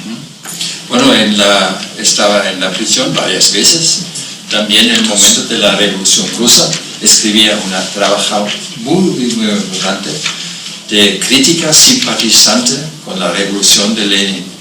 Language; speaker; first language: Spanish; non-native, fluent; German